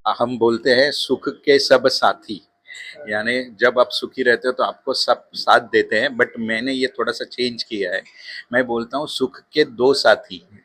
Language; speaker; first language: Hindi; non-native, local second language; Marathi